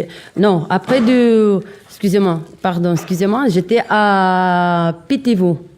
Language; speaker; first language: French; non-native, learner; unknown